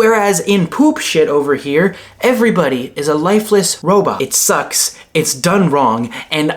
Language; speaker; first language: English; native; English